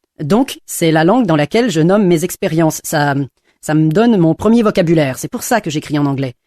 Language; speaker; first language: French; non-native, fluent; English